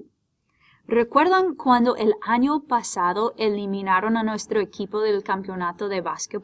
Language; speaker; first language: Spanish; non-native, fluent; English